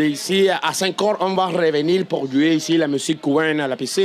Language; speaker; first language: French; non-native, learner; Spanish